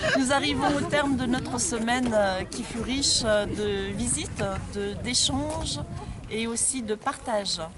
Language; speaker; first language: French; native; French